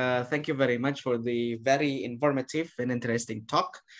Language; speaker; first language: English; non-native, fluent; Indonesian